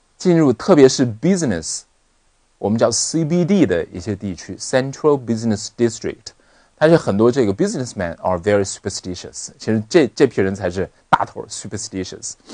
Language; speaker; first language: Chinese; native; Chinese